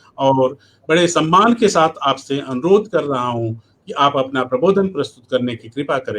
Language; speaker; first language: Hindi; native; Hindi